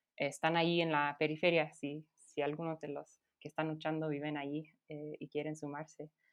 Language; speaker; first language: Spanish; non-native, fluent; English